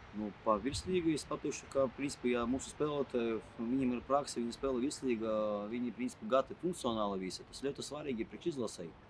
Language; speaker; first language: Latvian; non-native, local second language; Russian